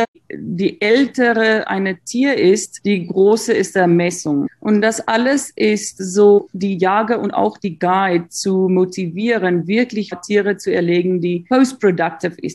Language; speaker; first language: German; non-native, fluent; Afrikaans